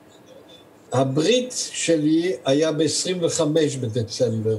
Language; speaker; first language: Hebrew; early bilingual, other home language; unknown